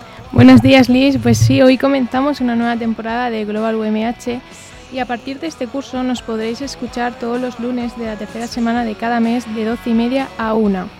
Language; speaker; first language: Spanish; native; Spanish